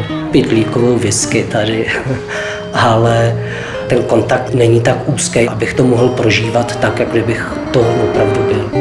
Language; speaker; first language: Czech; native; Czech